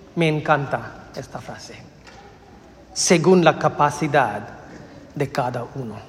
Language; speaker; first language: Spanish; non-native, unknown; Malayalam